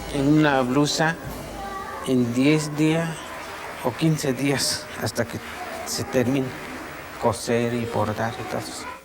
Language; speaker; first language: Spanish; non-native, local second language; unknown